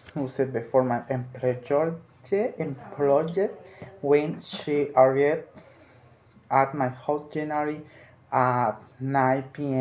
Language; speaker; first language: English; non-native, learner; Spanish